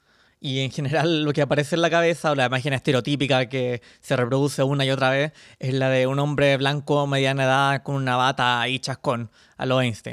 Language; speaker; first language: Spanish; native; Spanish